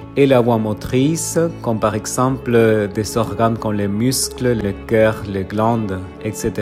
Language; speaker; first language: French; non-native, fluent; Spanish